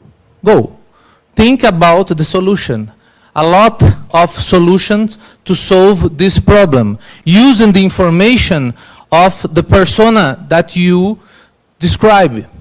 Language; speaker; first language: English; non-native, learner; Portuguese